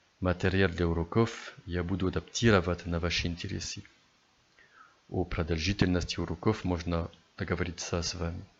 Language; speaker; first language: Russian; non-native, learner; French